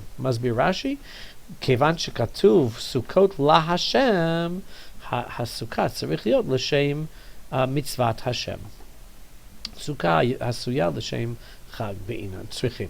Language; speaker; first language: Hebrew; non-native, fluent; English